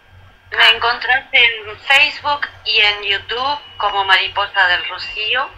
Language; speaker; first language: Spanish; native; Spanish